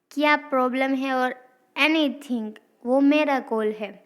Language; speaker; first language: Hindi; non-native, local second language; Gujarati